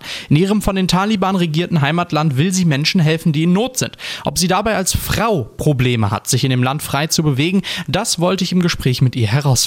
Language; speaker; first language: German; native; German